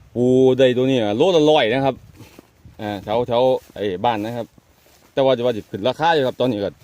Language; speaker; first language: Thai; native; Thai